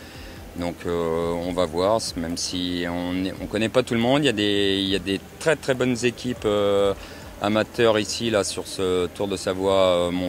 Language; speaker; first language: French; native; French